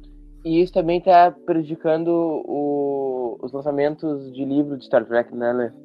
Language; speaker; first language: Portuguese; native; Portuguese